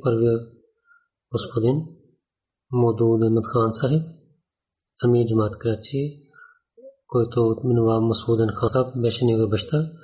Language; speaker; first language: Bulgarian; non-native, learner; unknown